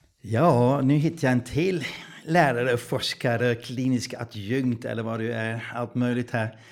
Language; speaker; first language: Swedish; non-native, fluent; Dutch